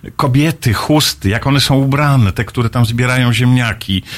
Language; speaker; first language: Polish; native; Polish